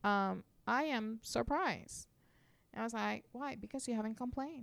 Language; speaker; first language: English; non-native, fluent; Spanish